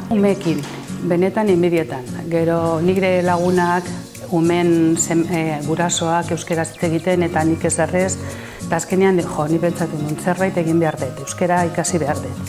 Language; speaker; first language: Basque; non-native, local second language; Spanish